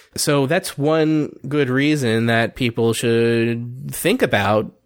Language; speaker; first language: English; native; English